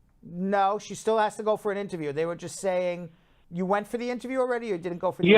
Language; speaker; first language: English; native; English